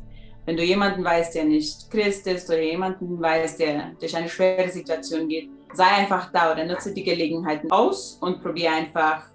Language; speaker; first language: German; early bilingual, heritage; German